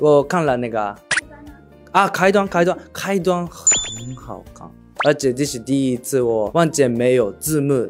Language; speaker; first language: Chinese; non-native, learner; Japanese